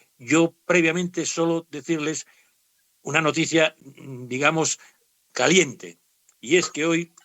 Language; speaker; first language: Spanish; native; Spanish